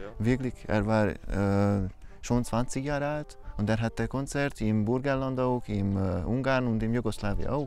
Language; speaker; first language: German; non-native, learner; Hungarian